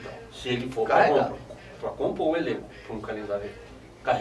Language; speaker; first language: Portuguese; native; Portuguese